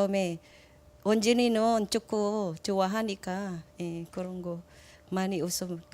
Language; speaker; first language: Korean; non-native, learner; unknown